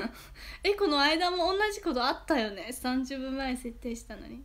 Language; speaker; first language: Japanese; non-native, fluent; Chinese